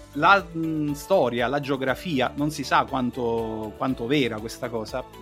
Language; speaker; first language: Italian; native; Italian